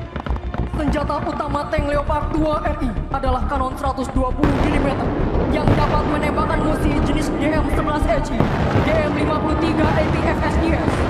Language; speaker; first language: Indonesian; native; Indonesian